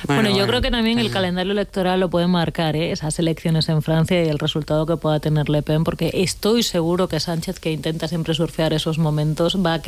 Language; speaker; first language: Spanish; native; Spanish